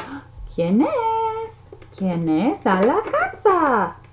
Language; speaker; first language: Spanish; non-native, learner; English